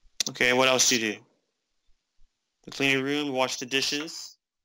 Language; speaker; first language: English; native; English